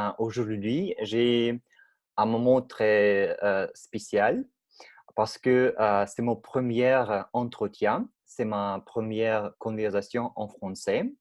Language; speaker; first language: French; non-native, learner; Russian